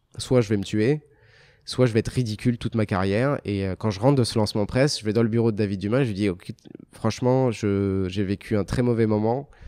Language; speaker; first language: French; early bilingual, other home language; Arabic